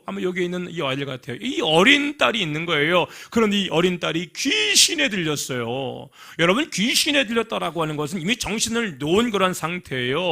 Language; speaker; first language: Korean; native; Korean